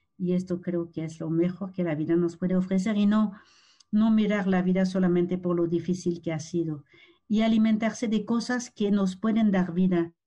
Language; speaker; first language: Spanish; non-native, fluent; French